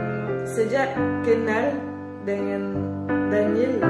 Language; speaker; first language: Indonesian; non-native, fluent; French